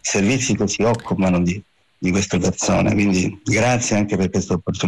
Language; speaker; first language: Italian; native; Italian